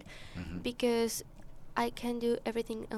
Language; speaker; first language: English; non-native, learner; Spanish